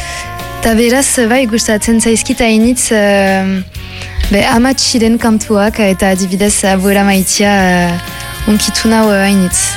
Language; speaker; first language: Basque; non-native, local second language; French